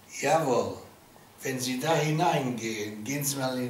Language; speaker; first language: German; non-native, learner; English